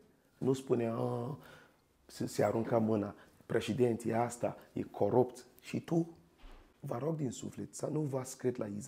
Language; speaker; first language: Romanian; non-native, fluent; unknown